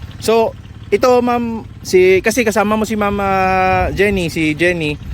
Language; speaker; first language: Filipino; native; Filipino